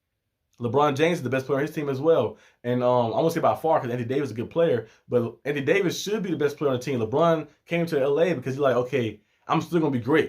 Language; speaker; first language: English; native; English